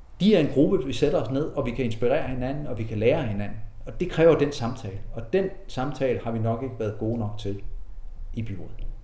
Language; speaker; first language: Danish; native; Danish